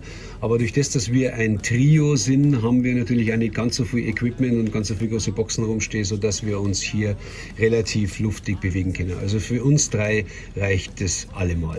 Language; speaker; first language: German; native; German